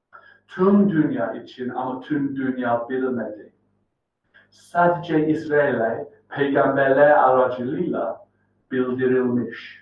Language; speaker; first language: Turkish; non-native, fluent; English